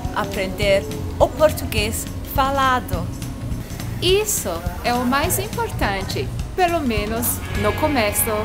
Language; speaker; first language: Portuguese; non-native, fluent; German